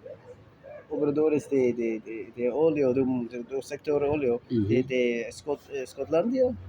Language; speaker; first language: Portuguese; non-native, fluent; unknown